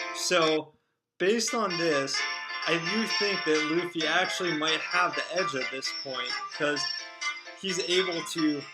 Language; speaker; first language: English; native; English